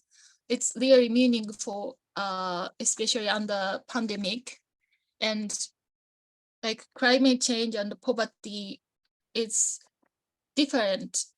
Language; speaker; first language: English; non-native, learner; Japanese